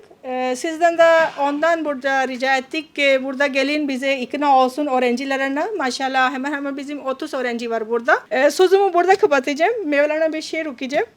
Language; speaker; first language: Turkish; non-native, fluent; Urdu